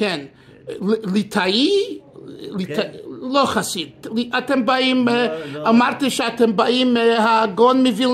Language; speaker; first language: Hebrew; non-native, learner; English